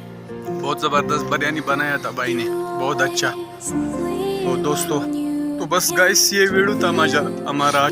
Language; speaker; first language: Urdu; non-native, local second language; Pashto